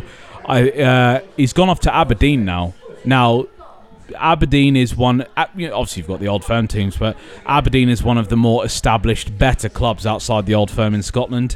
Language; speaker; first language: English; native; English